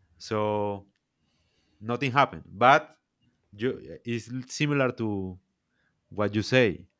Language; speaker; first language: English; non-native, learner; Spanish